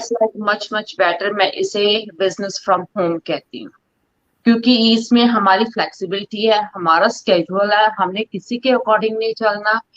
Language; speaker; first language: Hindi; non-native, local second language; Punjabi